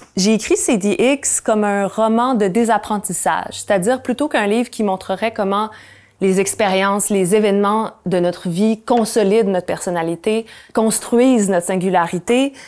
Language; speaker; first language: French; native; French